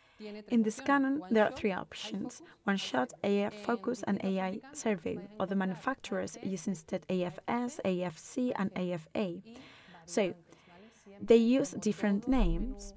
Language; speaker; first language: English; non-native, fluent; Spanish